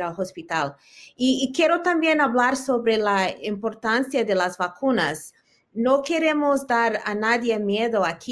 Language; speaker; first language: Spanish; early bilingual, heritage; Spanish